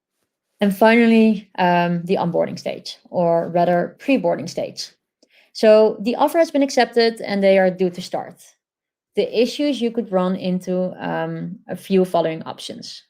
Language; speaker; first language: English; non-native, fluent; Dutch